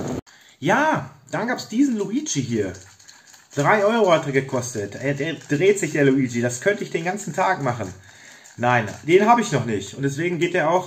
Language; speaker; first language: German; native; German